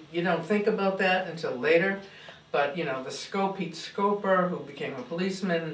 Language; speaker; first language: English; native; English